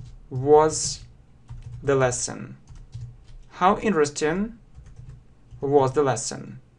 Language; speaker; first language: English; non-native, fluent; Russian